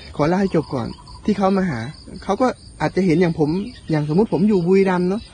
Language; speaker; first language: Thai; native; Thai